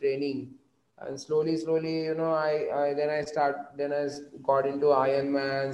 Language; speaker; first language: English; non-native, local second language; Marathi